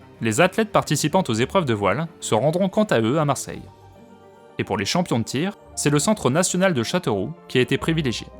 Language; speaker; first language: French; native; French